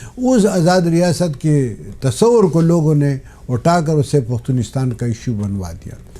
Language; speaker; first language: Urdu; non-native, local second language; Pashto